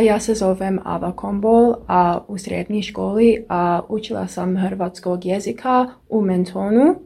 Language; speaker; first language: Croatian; non-native, learner; English